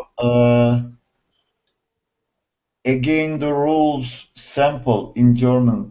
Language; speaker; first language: English; non-native, learner; Turkish